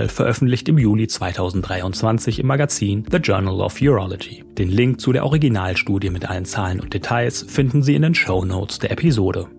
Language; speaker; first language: German; native; German